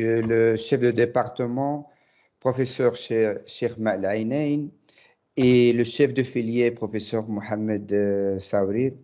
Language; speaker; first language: French; non-native, learner; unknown